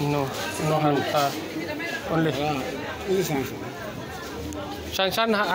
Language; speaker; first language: English; non-native, learner; Filipino